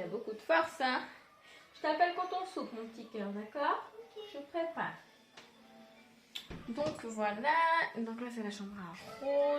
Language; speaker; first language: French; native; French